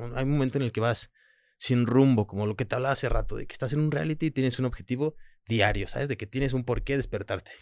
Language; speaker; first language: Spanish; early bilingual, other home language; French